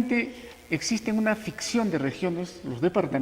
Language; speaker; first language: Spanish; native; Spanish